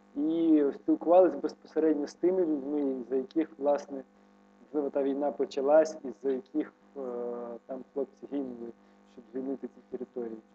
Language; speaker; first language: Ukrainian; native; Ukrainian